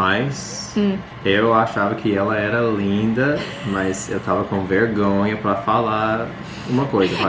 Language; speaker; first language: Portuguese; non-native, learner; English